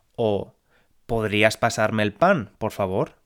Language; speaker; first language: Spanish; native; Spanish